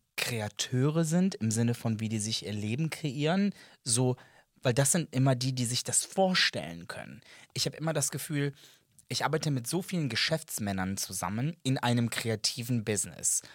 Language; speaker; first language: German; non-native, fluent; Serbian